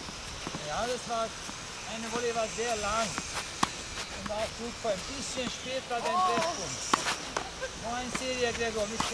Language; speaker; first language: German; non-native, learner; Hungarian